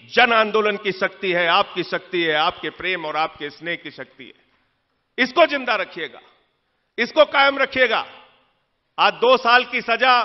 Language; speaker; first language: Hindi; native; Hindi